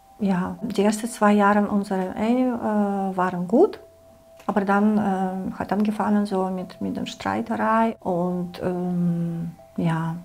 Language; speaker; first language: German; non-native, learner; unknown